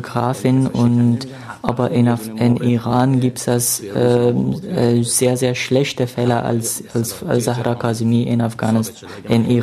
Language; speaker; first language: German; non-native, learner; Persian